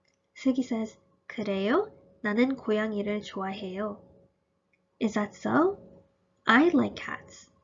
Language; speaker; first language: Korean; early bilingual, heritage; Korean